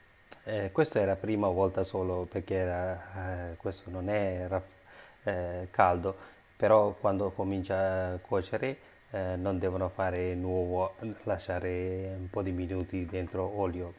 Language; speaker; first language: Italian; non-native, learner; Sinhala